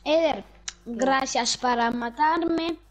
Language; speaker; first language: Spanish; non-native, learner; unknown